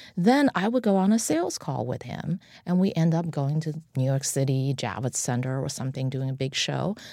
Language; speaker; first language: English; non-native, fluent; Chinese